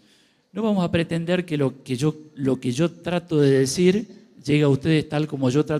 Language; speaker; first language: Spanish; native; Spanish